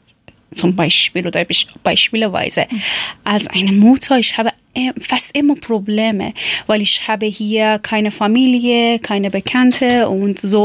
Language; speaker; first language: German; non-native, learner; Persian